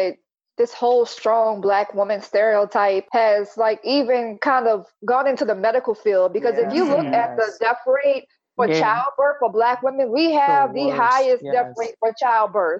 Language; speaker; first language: English; native; English